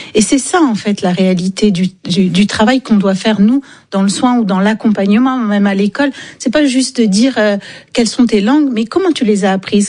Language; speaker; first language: French; native; French